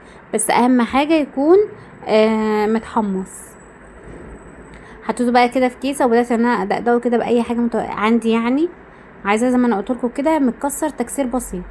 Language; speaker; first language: Arabic; native; Arabic